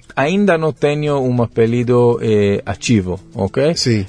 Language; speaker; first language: Portuguese; non-native, learner; Hebrew